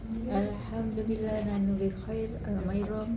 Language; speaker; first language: Arabic; non-native, learner; Malay